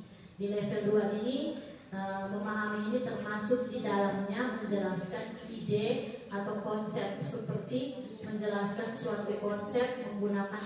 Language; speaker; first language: Indonesian; native; Indonesian